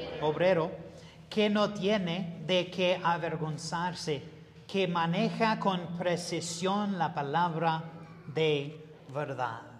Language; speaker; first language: Spanish; non-native, learner; English